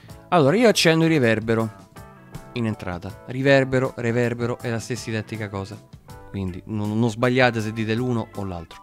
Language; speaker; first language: Italian; native; Italian